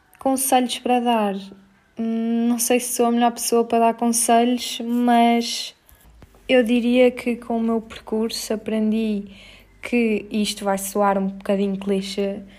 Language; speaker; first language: Portuguese; native; Portuguese